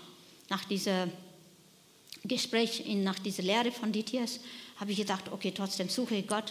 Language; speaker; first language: German; non-native, learner; Nepali